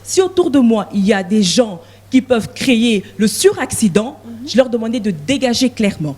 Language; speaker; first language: French; non-native, local second language; Lingala